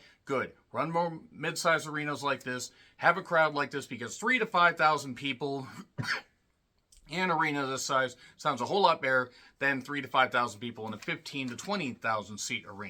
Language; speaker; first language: English; native; English